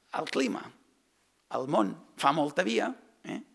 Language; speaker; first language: Catalan; native; Catalan